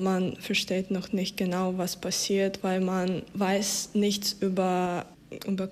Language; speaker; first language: German; non-native, fluent; Ukrainian